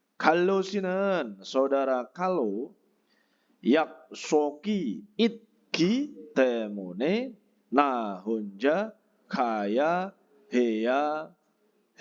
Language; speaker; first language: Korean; non-native, fluent; Indonesian